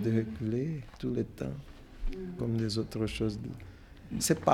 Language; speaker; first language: French; non-native, fluent; Portuguese